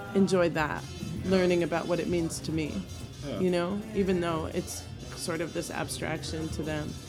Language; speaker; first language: English; native; English